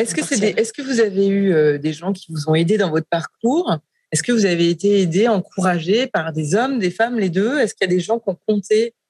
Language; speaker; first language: French; native; French